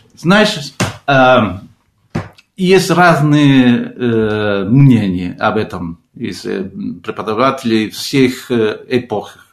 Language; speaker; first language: Russian; non-native, fluent; Spanish